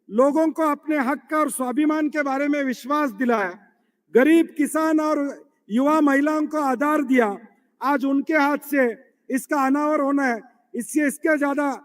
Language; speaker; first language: Hindi; non-native, local second language; Marathi